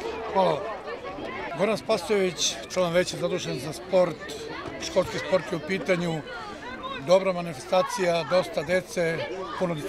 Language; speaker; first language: Serbian; native; Serbian